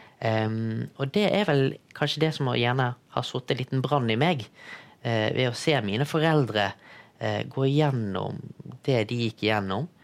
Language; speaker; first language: Norwegian; early bilingual, other home language; Tamil